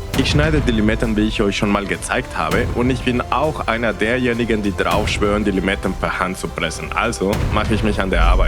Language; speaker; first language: German; non-native, fluent; Spanish